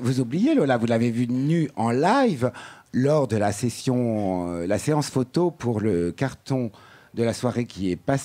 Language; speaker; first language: French; native; French